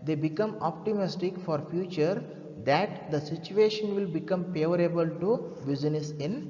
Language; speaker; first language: English; non-native, local second language; Kannada